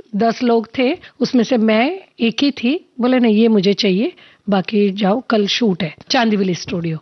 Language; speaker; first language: Hindi; non-native, local second language; Telugu